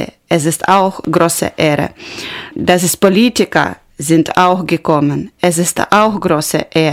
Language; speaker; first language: German; non-native, learner; Ukrainian